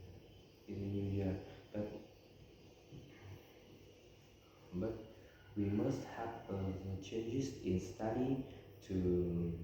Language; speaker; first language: English; non-native, learner; Vietnamese